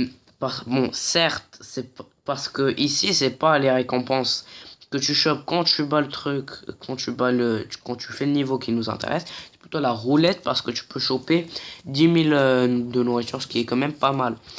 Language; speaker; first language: French; native; French